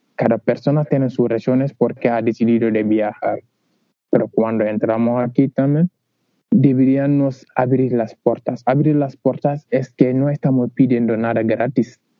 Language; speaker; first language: Spanish; non-native, learner; Wolof